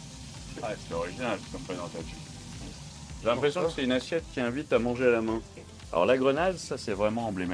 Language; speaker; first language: French; native; French